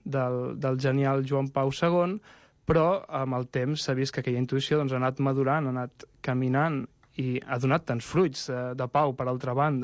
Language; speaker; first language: Catalan; native; Catalan